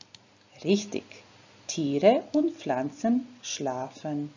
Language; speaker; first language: German; non-native, fluent; Croatian